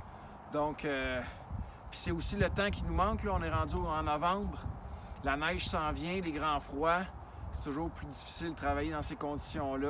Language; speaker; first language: French; native; French